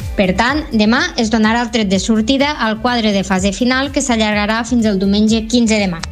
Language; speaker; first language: Catalan; native; Catalan